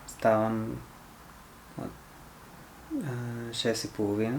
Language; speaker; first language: Bulgarian; non-native, learner; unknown